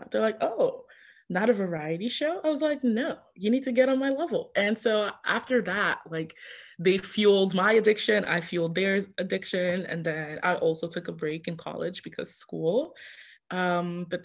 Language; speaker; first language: English; early bilingual, other home language; French